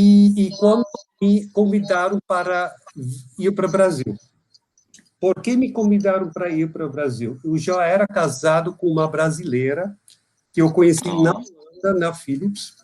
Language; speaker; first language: Portuguese; non-native, fluent; Dutch